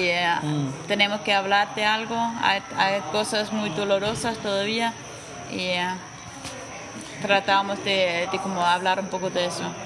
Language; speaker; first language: Spanish; non-native, fluent; Danish